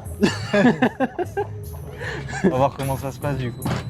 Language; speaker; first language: French; native; French